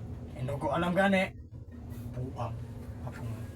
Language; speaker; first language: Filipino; non-native, local second language; Cebuano